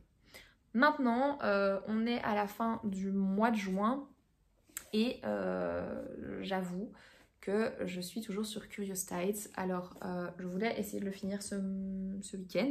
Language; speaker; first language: French; native; French